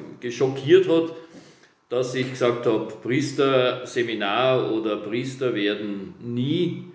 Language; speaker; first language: German; native; German